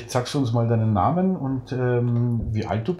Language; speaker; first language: German; native; German